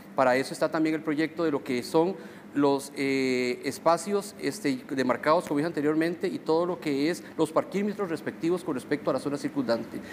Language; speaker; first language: Spanish; native; Spanish